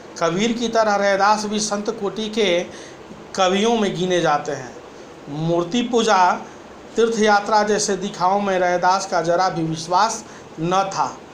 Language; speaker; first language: Hindi; native; Hindi